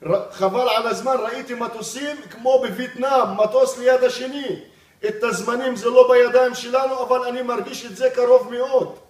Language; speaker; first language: Hebrew; non-native, local second language; Arabic